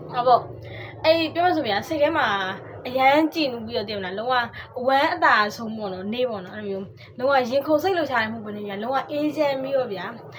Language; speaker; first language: Burmese; non-native, local second language; Shan